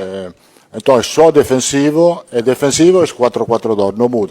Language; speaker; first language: Portuguese; non-native, fluent; Italian